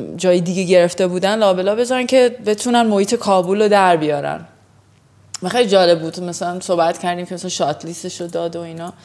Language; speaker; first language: Persian; early bilingual, heritage; Persian